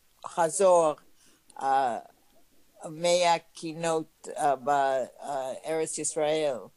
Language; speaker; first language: Hebrew; non-native, learner; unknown